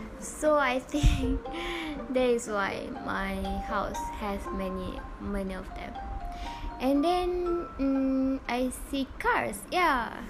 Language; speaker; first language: English; non-native, learner; Malay